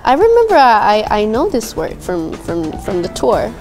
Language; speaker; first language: English; non-native, fluent; Thai